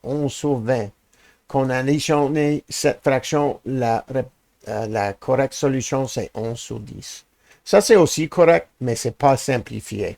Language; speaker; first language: French; non-native, learner; English